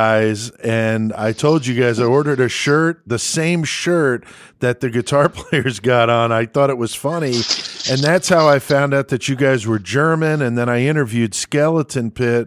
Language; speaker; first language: English; native; English